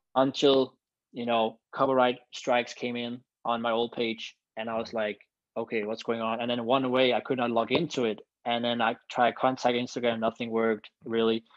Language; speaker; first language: English; non-native, fluent; Danish